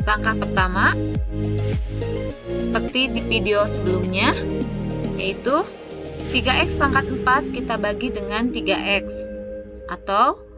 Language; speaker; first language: Indonesian; native; Indonesian